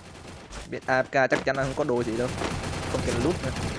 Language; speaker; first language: Vietnamese; native; Vietnamese